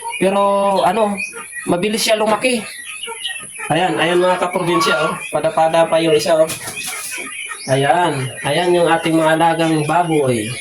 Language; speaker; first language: Filipino; non-native, local second language; Bikol